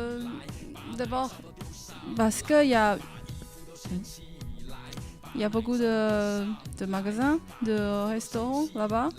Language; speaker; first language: French; non-native, fluent; Chinese